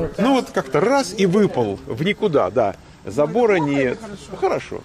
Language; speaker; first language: Russian; native; Russian